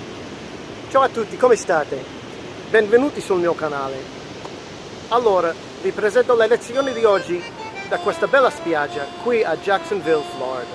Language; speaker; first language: Italian; non-native, fluent; English